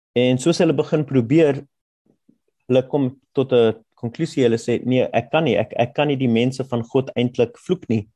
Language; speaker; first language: Afrikaans; non-native, local second language; German